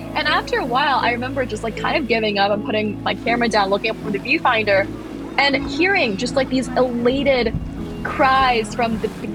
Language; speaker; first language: English; early bilingual, other home language; Thai